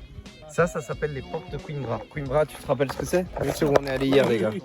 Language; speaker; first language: French; native; French